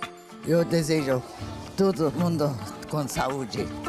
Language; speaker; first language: Portuguese; non-native, fluent; Japanese